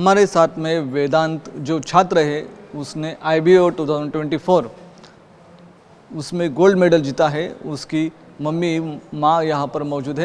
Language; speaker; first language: Hindi; native; Hindi